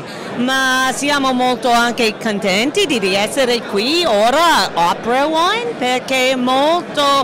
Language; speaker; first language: Italian; non-native, learner; English